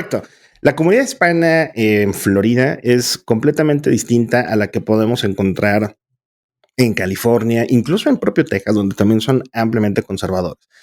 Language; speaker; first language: Spanish; native; Spanish